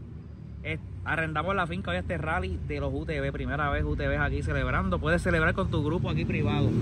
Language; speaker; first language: Spanish; native; Spanish